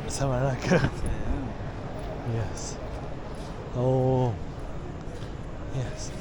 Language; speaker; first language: English; non-native, learner; Korean